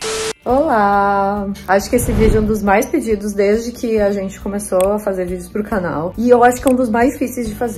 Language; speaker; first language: Portuguese; native; Portuguese